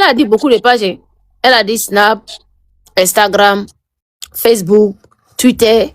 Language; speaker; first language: French; non-native, local second language; Mandingo